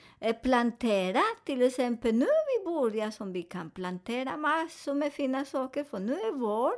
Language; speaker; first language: Swedish; non-native, fluent; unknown